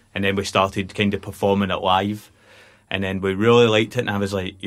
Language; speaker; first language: English; native; English